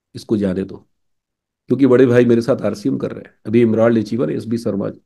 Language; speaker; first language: Hindi; native; Hindi